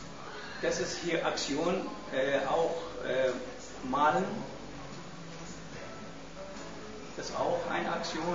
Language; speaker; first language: German; non-native, learner; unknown